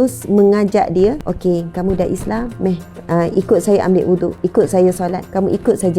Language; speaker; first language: Malay; native; Malay